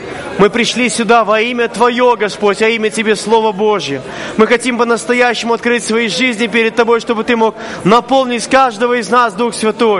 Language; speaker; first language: Russian; native; Russian